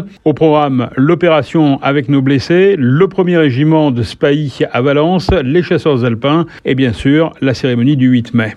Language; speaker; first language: French; native; French